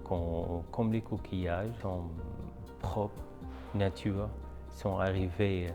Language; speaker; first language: French; non-native, learner; Arabic